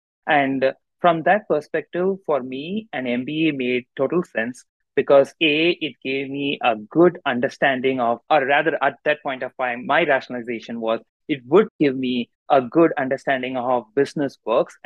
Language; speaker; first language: English; non-native, local second language; Tamil